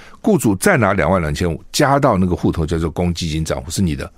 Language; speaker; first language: Chinese; native; Chinese